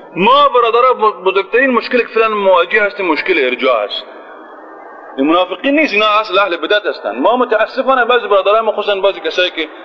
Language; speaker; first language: Persian; native; Persian